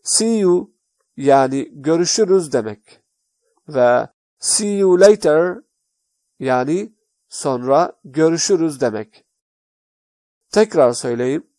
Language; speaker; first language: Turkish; non-native, fluent; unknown